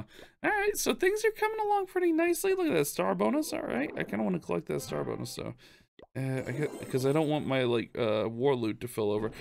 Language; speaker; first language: English; native; English